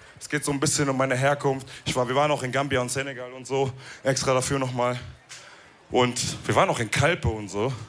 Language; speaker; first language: German; early bilingual, other home language; Wolof